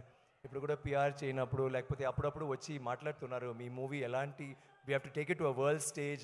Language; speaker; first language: Telugu; non-native, learner; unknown